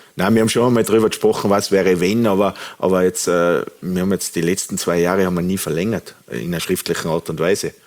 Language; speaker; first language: German; native; German